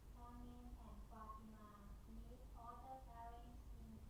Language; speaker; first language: English; non-native, learner; Thai